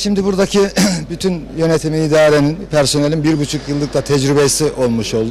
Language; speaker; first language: Turkish; native; Turkish